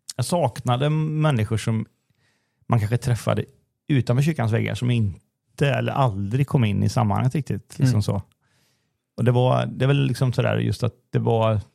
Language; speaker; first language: Swedish; native; Swedish